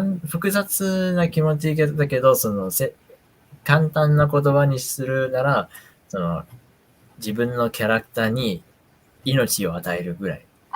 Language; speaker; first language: Japanese; non-native, fluent; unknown